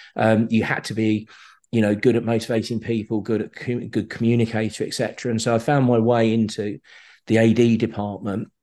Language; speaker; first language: English; native; English